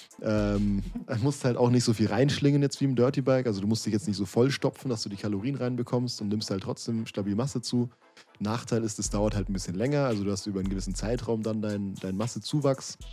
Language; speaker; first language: German; native; German